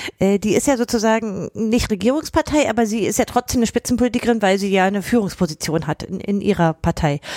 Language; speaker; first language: German; native; German